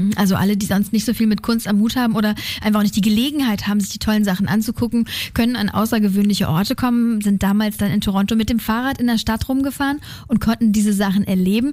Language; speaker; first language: German; native; German